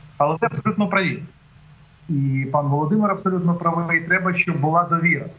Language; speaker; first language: Ukrainian; native; Ukrainian